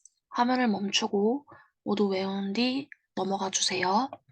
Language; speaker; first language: Korean; native; Korean